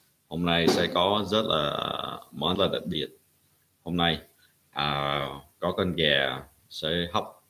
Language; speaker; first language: Vietnamese; early bilingual, heritage; Vietnamese